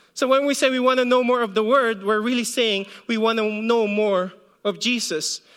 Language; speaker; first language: English; non-native, local second language; Filipino